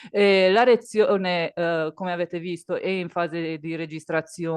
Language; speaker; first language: Italian; native; Italian